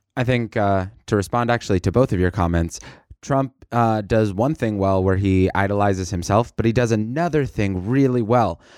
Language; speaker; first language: English; native; English